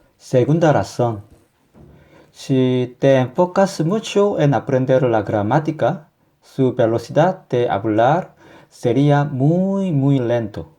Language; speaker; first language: Spanish; non-native, fluent; Korean